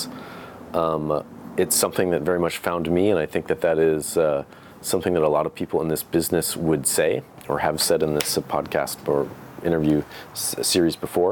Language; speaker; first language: English; native; English